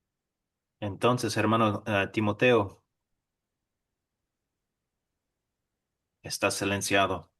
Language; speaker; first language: Spanish; non-native, fluent; English